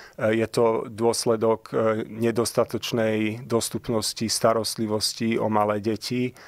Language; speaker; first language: Slovak; early bilingual, heritage; Slovak